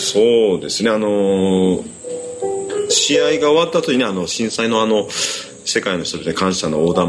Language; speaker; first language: Japanese; native; Japanese